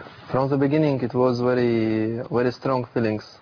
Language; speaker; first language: English; non-native, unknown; Russian